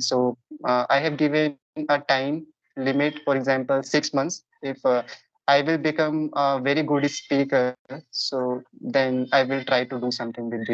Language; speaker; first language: English; non-native, local second language; Hindi